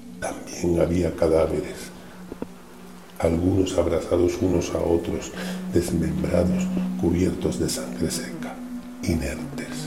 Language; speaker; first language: Spanish; native; Spanish